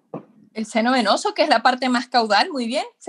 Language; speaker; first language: Spanish; native; Spanish